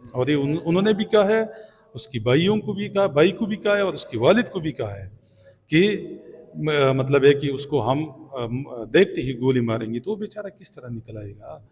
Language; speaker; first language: Urdu; non-native, local second language; Pashto